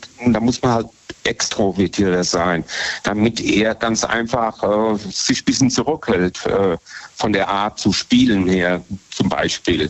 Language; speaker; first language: German; native; German